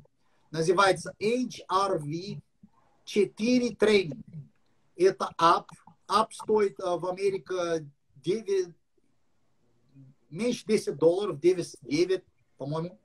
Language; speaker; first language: Russian; non-native, learner; English